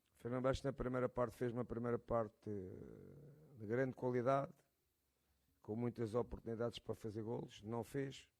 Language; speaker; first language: Portuguese; native; Portuguese